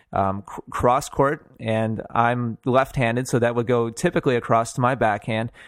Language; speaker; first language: English; native; English